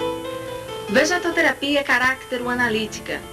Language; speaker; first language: Portuguese; native; Portuguese